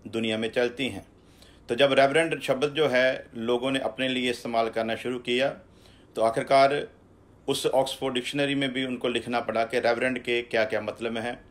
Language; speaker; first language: Hindi; non-native, local second language; Punjabi